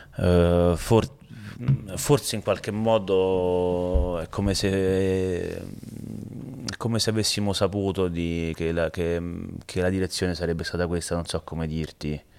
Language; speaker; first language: Italian; native; Italian